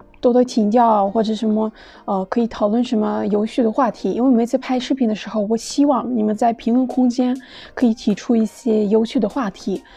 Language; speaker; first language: Chinese; non-native, fluent; Russian